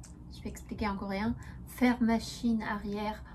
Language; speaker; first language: French; non-native, fluent; Korean